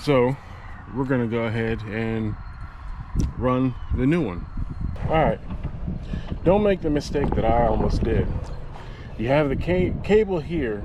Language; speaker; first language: English; native; English